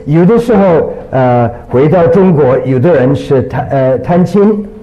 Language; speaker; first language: Chinese; early bilingual, other home language; English